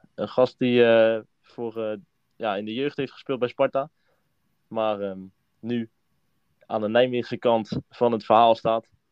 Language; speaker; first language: Dutch; native; Dutch